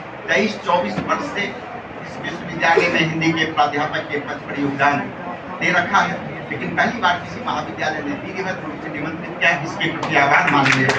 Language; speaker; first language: Hindi; native; Hindi